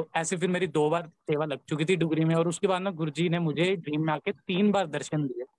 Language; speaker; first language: Hindi; native; Hindi